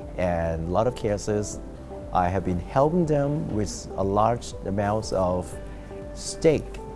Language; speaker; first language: English; non-native, fluent; Thai